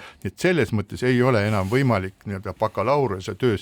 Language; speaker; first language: Estonian; native; Estonian